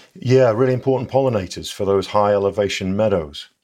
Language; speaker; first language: English; native; English